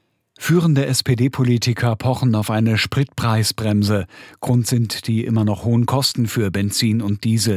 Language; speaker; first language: German; native; German